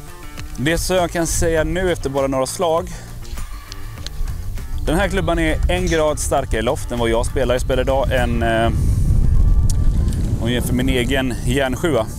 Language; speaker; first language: Swedish; native; Swedish